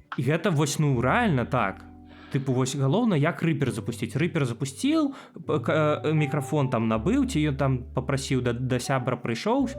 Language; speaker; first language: Belarusian; non-native, local second language; Russian